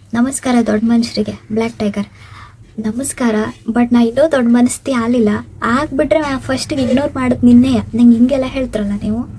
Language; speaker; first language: Kannada; native; Kannada